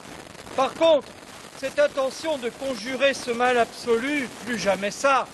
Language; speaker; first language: French; native; French